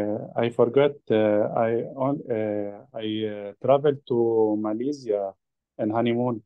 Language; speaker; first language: English; non-native, learner; Arabic